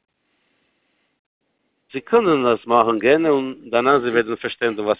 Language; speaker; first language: German; non-native, fluent; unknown